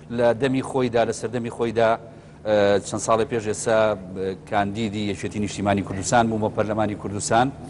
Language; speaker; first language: Central Kurdish; native; Central Kurdish